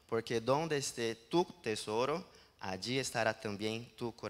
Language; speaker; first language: Spanish; non-native, learner; Portuguese